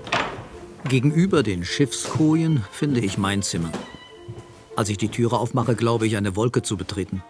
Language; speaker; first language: German; native; German